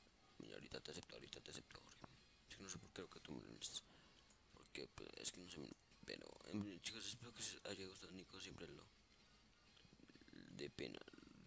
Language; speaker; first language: Spanish; native; Spanish